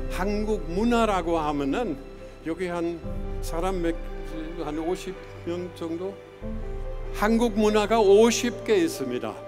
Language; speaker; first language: Korean; non-native, fluent; German